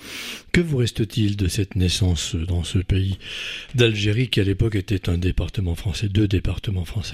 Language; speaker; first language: French; native; French